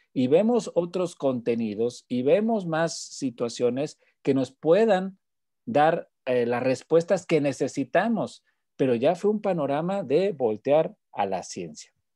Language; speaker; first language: Spanish; native; Spanish